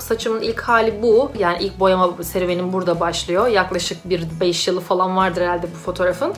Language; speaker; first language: Turkish; native; Turkish